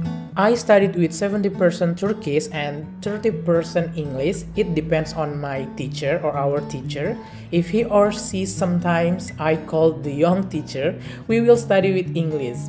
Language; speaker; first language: English; non-native, learner; Indonesian